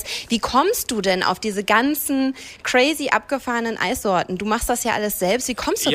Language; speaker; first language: German; native; German